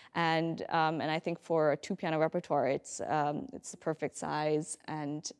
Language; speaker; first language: English; native; English